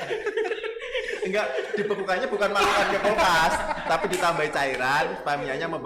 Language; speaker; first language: Indonesian; native; Indonesian